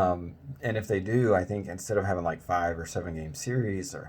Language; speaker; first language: English; native; English